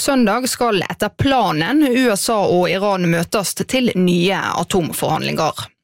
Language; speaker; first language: Norwegian; native; Norwegian